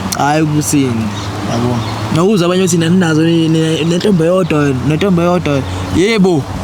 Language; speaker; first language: Zulu; native; Zulu